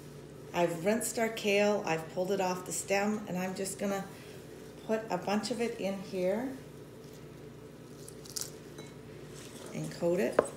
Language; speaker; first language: English; native; English